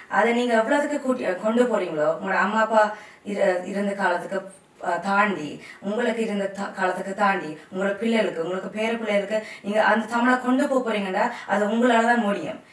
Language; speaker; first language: Tamil; early bilingual, heritage; Tamil